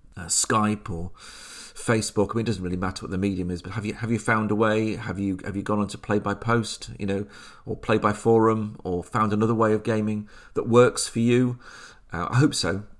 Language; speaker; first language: English; native; English